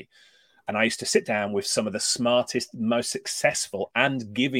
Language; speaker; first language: English; native; English